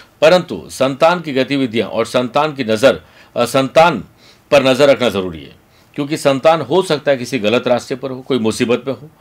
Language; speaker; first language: Hindi; native; Hindi